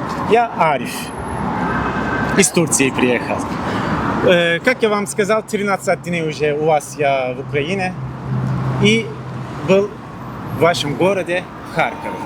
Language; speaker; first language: Russian; non-native, fluent; Turkish